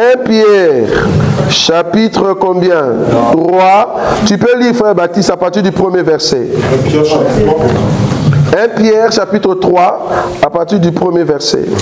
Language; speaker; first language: French; non-native, local second language; Lingala